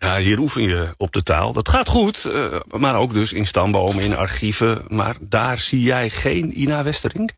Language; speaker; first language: Dutch; native; Dutch